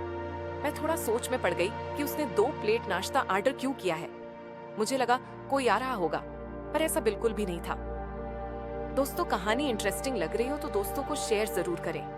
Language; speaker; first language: Hindi; native; Hindi